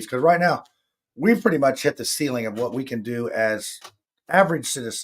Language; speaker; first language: English; native; English